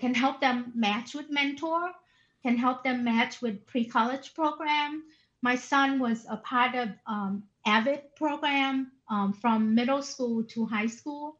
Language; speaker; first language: English; non-native, fluent; Thai